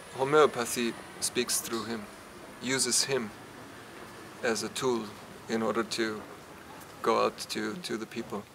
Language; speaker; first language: English; non-native, fluent; German